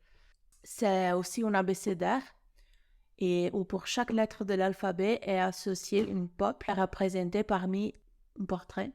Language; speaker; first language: French; non-native, fluent; Italian